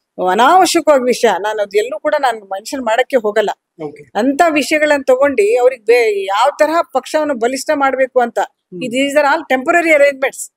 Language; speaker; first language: Kannada; non-native, local second language; Urdu